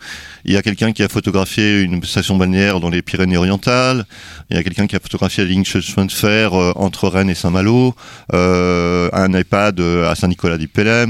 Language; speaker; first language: French; native; French